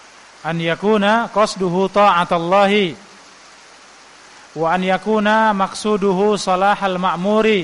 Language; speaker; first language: Arabic; non-native, fluent; Indonesian